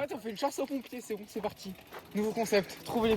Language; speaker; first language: French; native; French